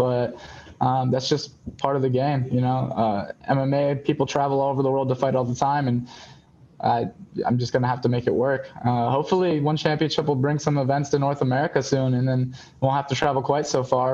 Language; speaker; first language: English; native; English